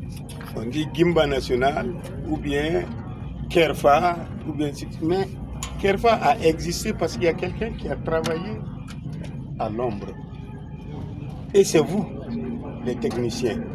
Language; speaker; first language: French; non-native, local second language; Bambara